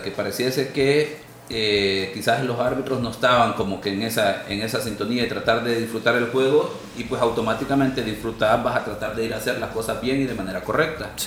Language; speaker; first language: Spanish; native; Spanish